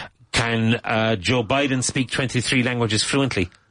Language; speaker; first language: English; native; English